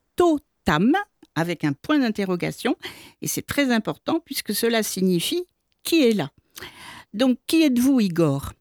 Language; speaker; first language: French; native; French